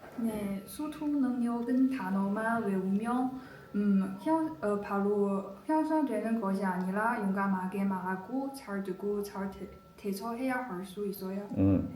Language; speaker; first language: Korean; non-native, learner; Chinese